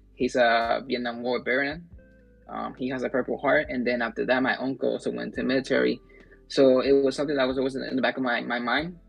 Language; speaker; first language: English; early bilingual, other home language; Spanish